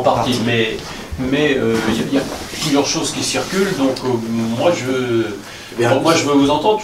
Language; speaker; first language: French; native; French